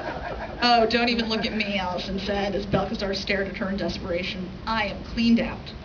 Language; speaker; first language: English; native; English